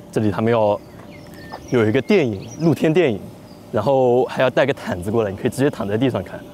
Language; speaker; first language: Chinese; native; Chinese